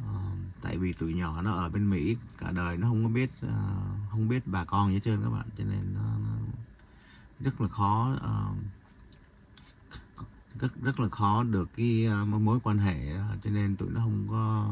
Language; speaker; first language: Vietnamese; early bilingual, heritage; Vietnamese